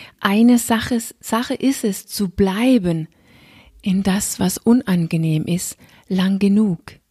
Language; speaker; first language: German; non-native, fluent; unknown